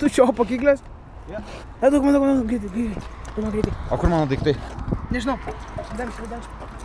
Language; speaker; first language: Lithuanian; non-native, local second language; Russian